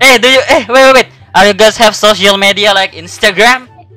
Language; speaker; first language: English; non-native, learner; Indonesian